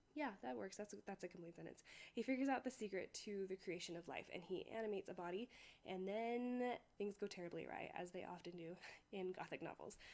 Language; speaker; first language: English; native; English